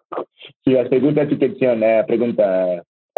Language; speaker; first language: Spanish; non-native, learner; French